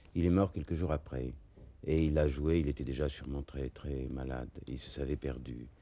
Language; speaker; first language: French; native; French